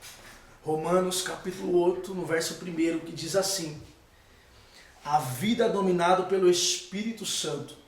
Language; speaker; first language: Portuguese; native; Portuguese